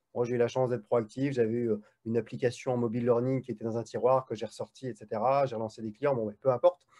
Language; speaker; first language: French; native; French